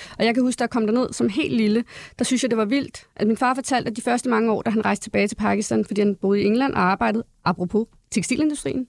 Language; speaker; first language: Danish; early bilingual, other home language; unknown